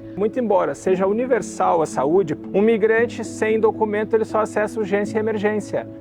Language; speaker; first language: Portuguese; native; Portuguese